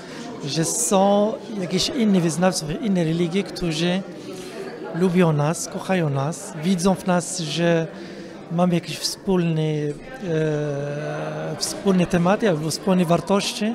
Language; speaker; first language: Polish; non-native, fluent; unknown